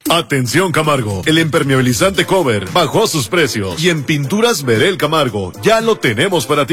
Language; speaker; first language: Spanish; native; Spanish